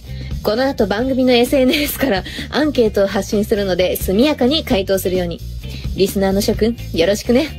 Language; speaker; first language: Japanese; native; Japanese